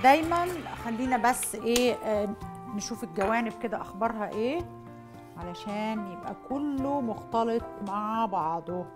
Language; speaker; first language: Arabic; native; Arabic